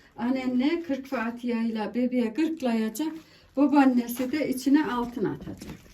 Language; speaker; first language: Turkish; native; Turkish